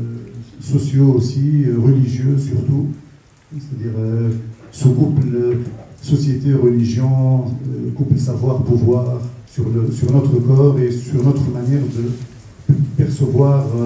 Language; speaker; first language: French; non-native, local second language; Arabic